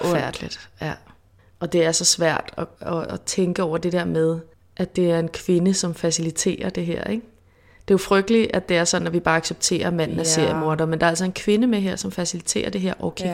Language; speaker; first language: Danish; native; Danish